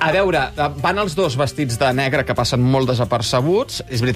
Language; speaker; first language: Catalan; native; Catalan